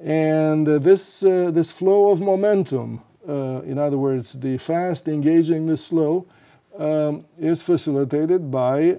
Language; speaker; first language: English; non-native, fluent; Romanian